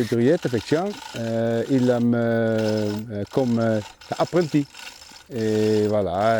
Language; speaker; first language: French; non-native, fluent; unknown